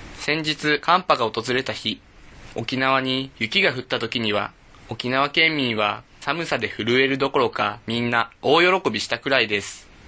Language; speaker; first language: Japanese; native; Japanese